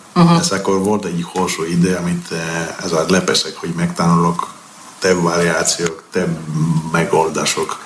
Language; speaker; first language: Hungarian; non-native, learner; Greek